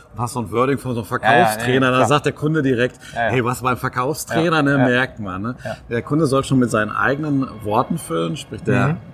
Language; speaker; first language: German; native; German